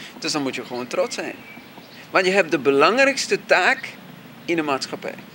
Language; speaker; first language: Dutch; non-native, fluent; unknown